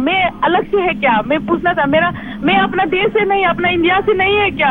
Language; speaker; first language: Hindi; non-native, local second language; Manipuri